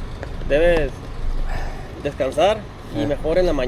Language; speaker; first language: Spanish; native; Spanish